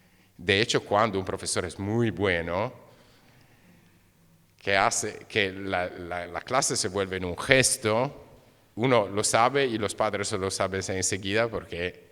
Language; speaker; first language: Spanish; non-native, fluent; Italian